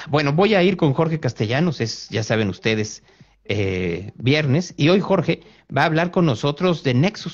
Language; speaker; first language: Spanish; native; Spanish